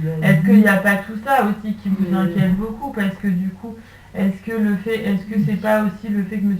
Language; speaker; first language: French; native; French